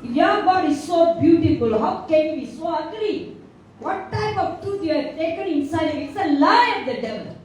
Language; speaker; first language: English; non-native, local second language; Tamil